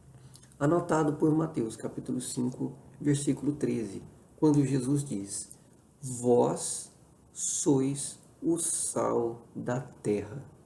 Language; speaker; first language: Portuguese; native; Portuguese